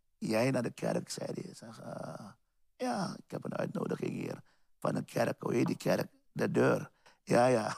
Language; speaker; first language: Dutch; native; Dutch